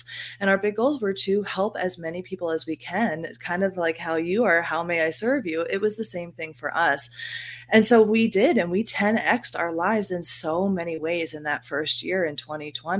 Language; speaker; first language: English; native; English